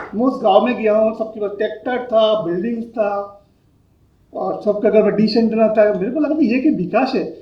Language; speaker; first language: Hindi; non-native, local second language; Bangla